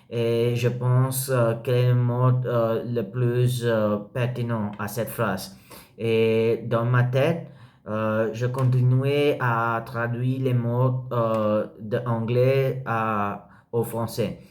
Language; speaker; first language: French; non-native, learner; English